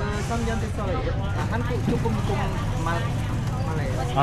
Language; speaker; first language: Korean; non-native, learner; Khmer